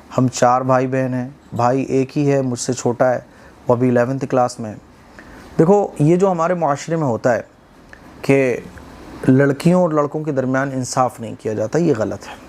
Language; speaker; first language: Urdu; native; Urdu